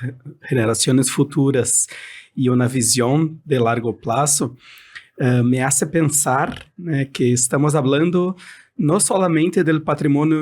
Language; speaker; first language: Spanish; non-native, fluent; Portuguese